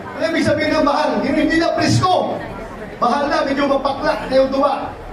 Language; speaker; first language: Filipino; non-native, local second language; Cebuano